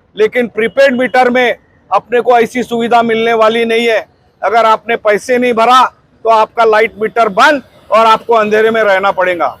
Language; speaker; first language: Hindi; non-native, local second language; Marathi